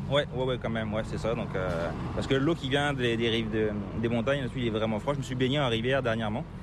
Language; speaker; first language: French; native; French